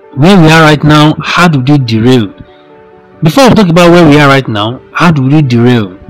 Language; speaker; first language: English; non-native, local second language; Yoruba